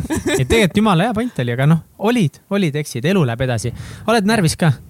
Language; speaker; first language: Estonian; native; Estonian